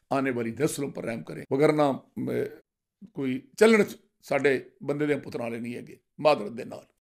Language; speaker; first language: Urdu; non-native, local second language; Punjabi